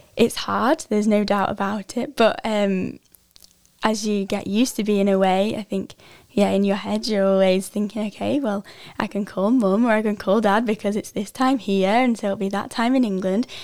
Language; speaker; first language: English; native; English